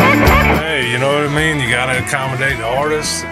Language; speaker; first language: English; native; English